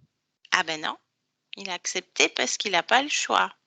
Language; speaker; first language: French; native; French